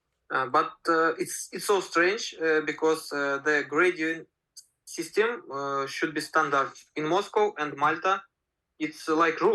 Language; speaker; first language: English; non-native, learner; Russian